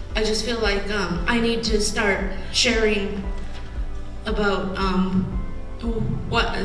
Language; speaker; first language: English; native; English